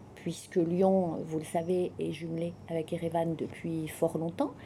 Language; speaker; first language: French; native; French